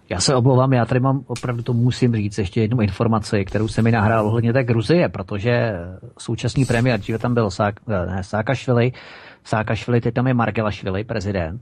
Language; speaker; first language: Czech; native; Czech